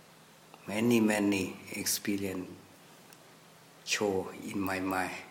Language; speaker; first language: English; non-native, learner; Thai